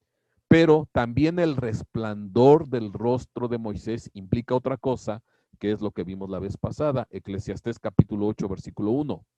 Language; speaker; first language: Spanish; native; Spanish